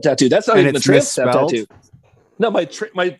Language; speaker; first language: English; native; English